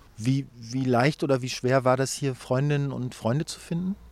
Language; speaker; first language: German; native; German